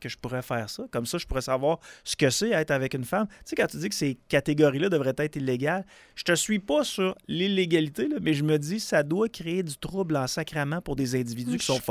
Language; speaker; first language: French; native; French